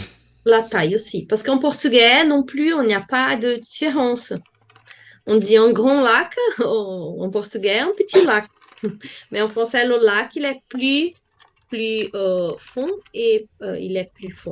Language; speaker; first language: French; non-native, fluent; Portuguese